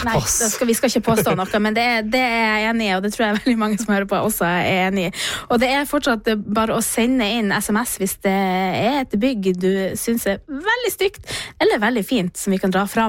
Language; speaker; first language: Norwegian; native; Norwegian